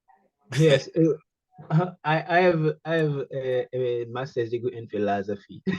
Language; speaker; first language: English; non-native, learner; Haitian Creole